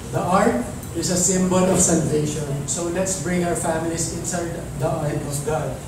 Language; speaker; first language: English; non-native, local second language; Filipino